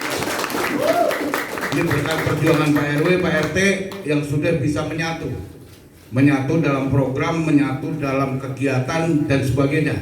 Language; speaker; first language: Indonesian; native; Indonesian